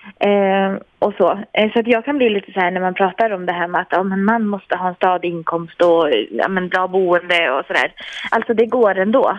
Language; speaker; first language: Swedish; native; Swedish